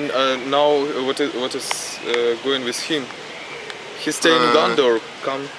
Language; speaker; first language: English; non-native, learner; German